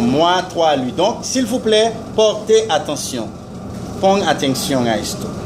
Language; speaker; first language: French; non-native, fluent; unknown